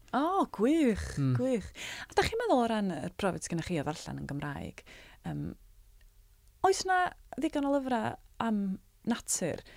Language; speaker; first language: Welsh; native; Welsh